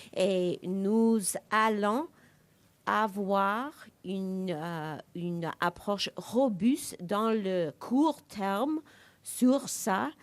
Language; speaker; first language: French; non-native, local second language; English